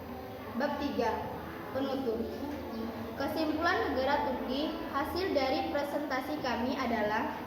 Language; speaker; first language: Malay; non-native, local second language; Madurese